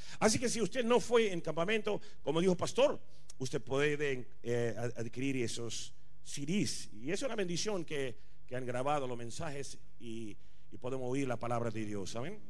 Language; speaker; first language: Spanish; non-native, fluent; Punjabi